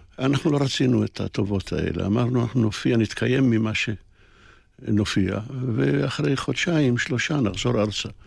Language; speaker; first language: Hebrew; early bilingual, other home language; Polish